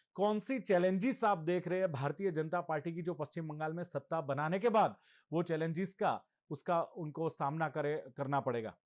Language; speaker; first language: Hindi; non-native, local second language; Gujarati